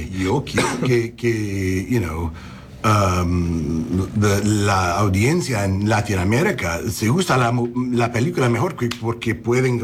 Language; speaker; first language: Spanish; early bilingual, heritage; English